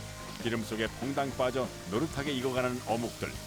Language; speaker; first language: Korean; native; Korean